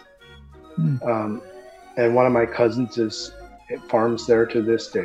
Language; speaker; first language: English; early bilingual, other home language; German